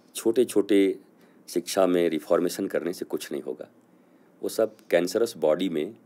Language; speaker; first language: Hindi; native; Hindi